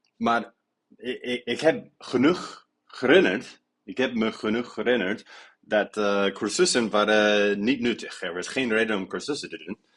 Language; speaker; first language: Dutch; non-native, fluent; English